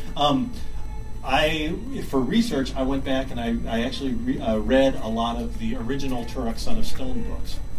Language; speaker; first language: English; native; English